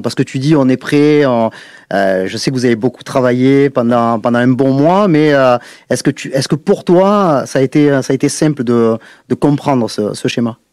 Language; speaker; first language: French; native; French